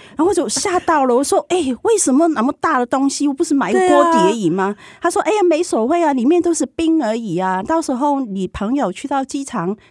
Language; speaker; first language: Chinese; non-native, fluent; Cantonese